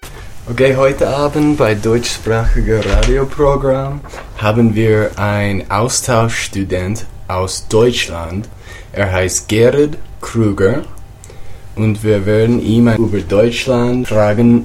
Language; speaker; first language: German; non-native, learner; English